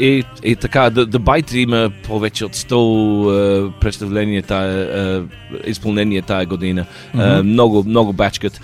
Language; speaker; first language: Bulgarian; non-native, learner; English